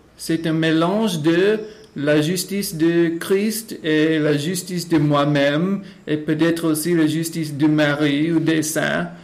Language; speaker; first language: French; non-native, fluent; English